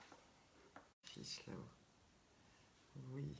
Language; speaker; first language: French; native; French